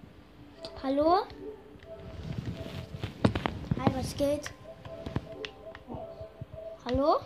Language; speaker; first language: German; native; German